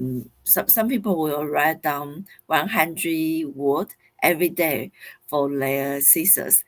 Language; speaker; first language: English; non-native, fluent; Chinese